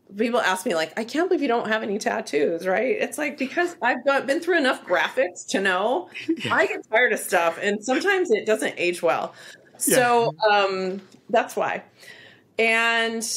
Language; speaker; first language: English; native; English